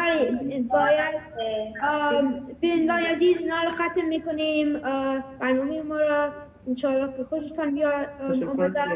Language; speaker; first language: Persian; early bilingual, heritage; Persian